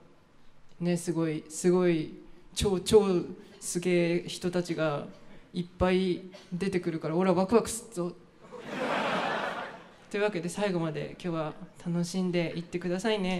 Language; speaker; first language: Japanese; native; Japanese